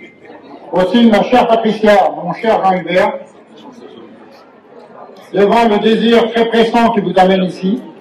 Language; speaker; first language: French; native; French